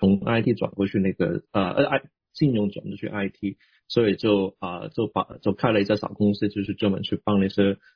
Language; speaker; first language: Chinese; non-native, local second language; Cantonese